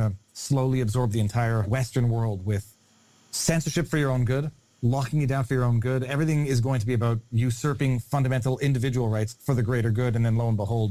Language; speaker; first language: English; native; English